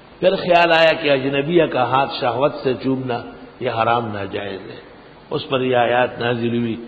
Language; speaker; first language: Urdu; non-native, local second language; Pashto